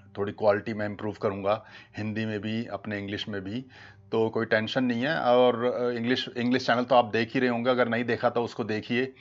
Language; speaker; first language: Hindi; native; Hindi